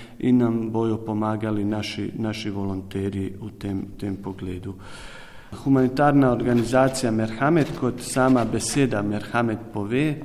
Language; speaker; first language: Slovenian; non-native, local second language; Bosnian